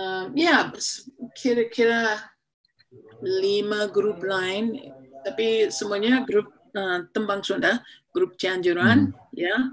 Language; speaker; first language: Indonesian; non-native, fluent; English